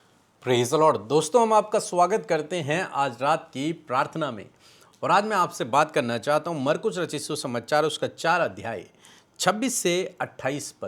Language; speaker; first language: Hindi; native; Hindi